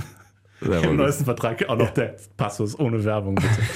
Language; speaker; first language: German; native; German